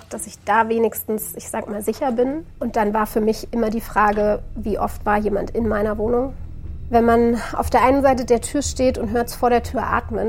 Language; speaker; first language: German; native; German